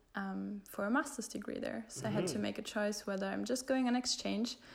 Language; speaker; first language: English; non-native, fluent; German